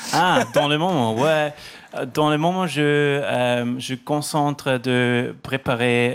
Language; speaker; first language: French; non-native, learner; German